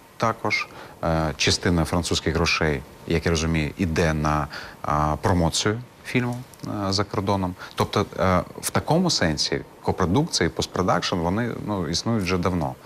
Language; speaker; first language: Ukrainian; non-native, local second language; Crimean Tatar